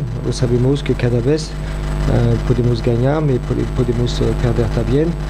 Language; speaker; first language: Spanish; non-native, fluent; French